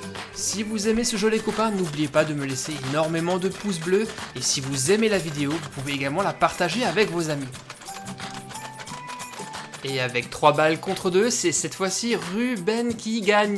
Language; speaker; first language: French; native; French